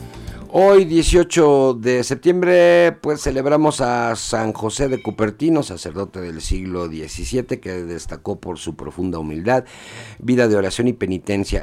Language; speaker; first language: Spanish; native; Spanish